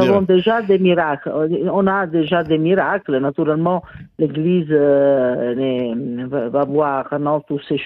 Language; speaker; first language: French; non-native, fluent; Italian